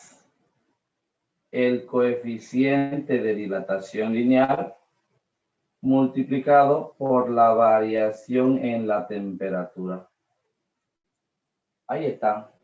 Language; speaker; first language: Spanish; native; Spanish